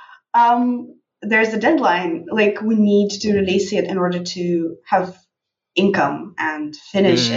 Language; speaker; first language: English; non-native, fluent; Russian